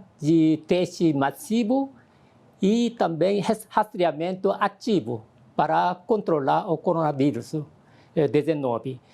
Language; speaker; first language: Portuguese; non-native, learner; Korean